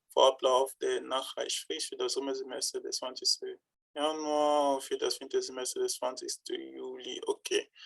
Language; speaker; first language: German; non-native, fluent; French